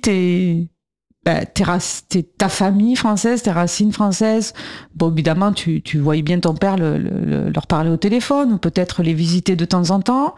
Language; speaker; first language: French; native; French